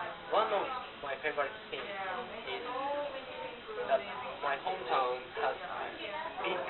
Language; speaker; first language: English; non-native, learner; Japanese